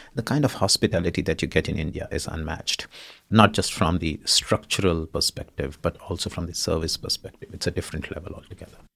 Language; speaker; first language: English; non-native, local second language; Hindi